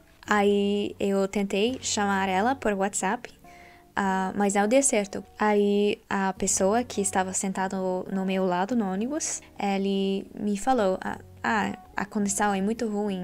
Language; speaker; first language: Portuguese; non-native, learner; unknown